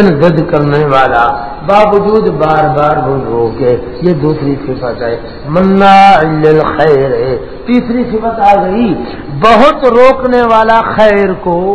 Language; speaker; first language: Urdu; non-native, local second language; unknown